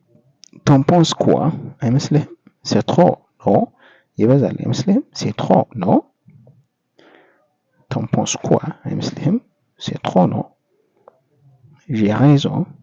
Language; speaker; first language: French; non-native, fluent; Amharic